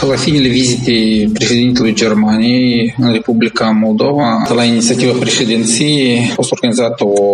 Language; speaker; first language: Romanian; native; Romanian